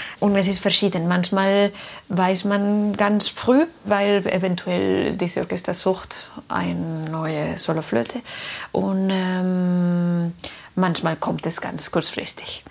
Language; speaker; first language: German; non-native, fluent; Spanish